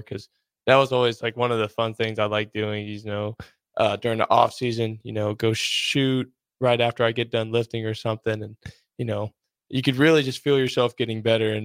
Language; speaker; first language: English; native; English